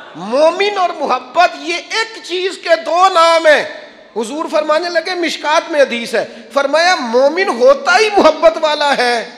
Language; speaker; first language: Urdu; non-native, local second language; Punjabi